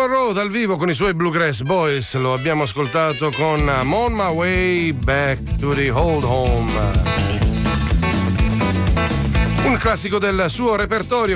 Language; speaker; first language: Italian; native; Italian